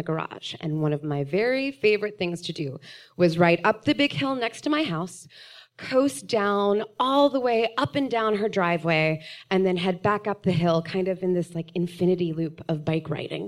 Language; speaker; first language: English; native; English